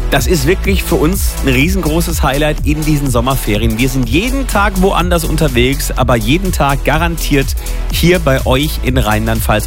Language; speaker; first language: German; native; German